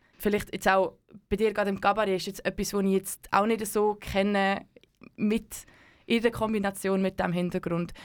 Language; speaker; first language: German; native; German